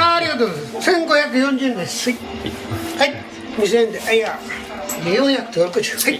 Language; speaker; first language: Japanese; native; Japanese